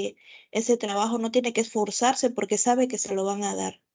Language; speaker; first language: Spanish; native; Spanish